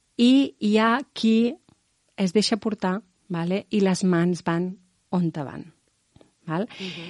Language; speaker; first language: Catalan; non-native, local second language; Spanish